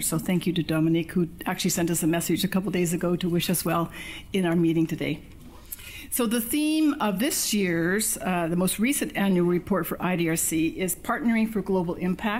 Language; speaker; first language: English; native; English